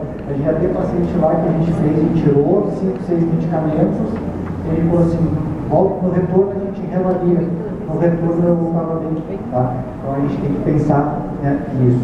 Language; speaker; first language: Portuguese; native; Portuguese